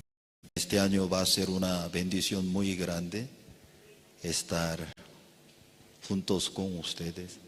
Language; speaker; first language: Spanish; non-native, fluent; Korean